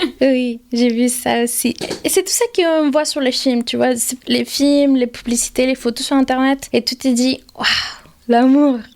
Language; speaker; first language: French; non-native, fluent; Spanish